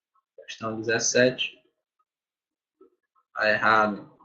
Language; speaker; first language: Portuguese; native; Portuguese